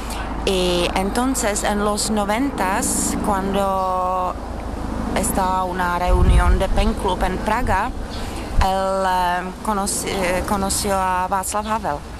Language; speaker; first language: Spanish; non-native, fluent; Czech